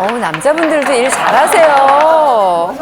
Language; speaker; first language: Korean; native; Korean